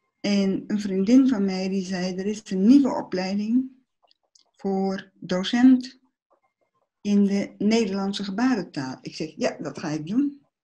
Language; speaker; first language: Dutch; early bilingual, other home language; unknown